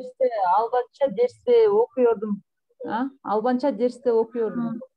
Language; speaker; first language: Turkish; non-native, learner; Kyrgyz